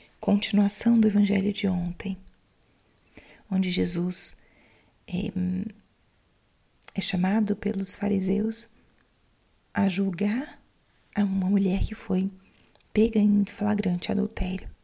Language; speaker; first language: Portuguese; native; Portuguese